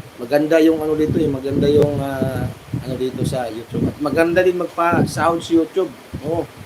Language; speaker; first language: Filipino; native; Filipino